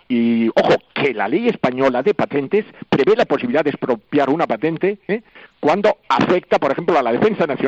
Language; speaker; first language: Spanish; native; Spanish